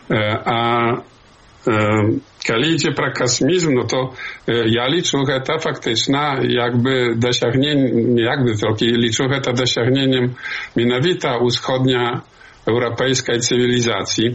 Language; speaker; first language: Polish; non-native, learner; Belarusian